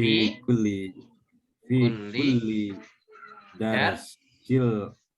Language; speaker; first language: Arabic; non-native, learner; Indonesian